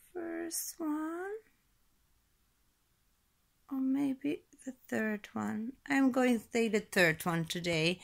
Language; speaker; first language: English; non-native, fluent; Dutch